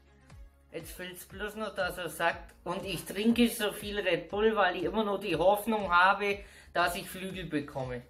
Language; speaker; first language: German; native; German